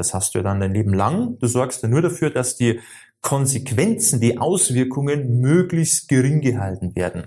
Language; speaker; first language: German; native; German